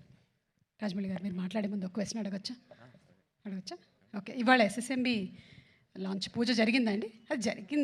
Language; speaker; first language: Telugu; native; Telugu